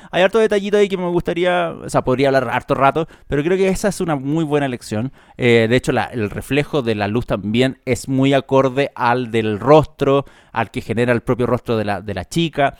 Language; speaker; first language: Spanish; native; Spanish